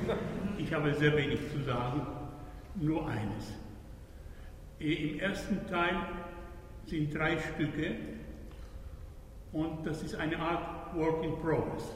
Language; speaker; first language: German; non-native, fluent; Italian